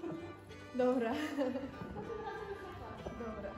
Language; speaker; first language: Polish; native; Polish